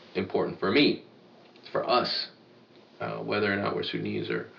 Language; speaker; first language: English; native; English